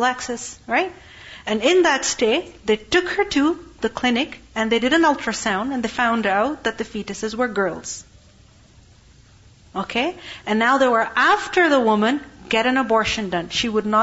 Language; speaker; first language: English; non-native, local second language; Urdu